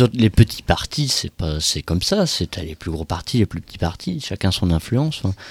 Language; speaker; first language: French; native; French